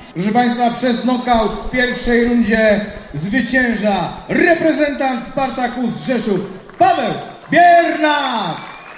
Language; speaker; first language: Polish; native; Polish